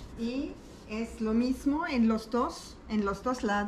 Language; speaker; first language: Spanish; non-native, learner; German